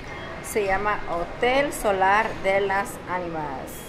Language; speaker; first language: Spanish; early bilingual, heritage; Spanish